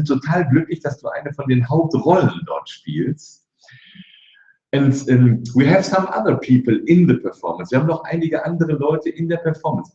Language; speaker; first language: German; native; German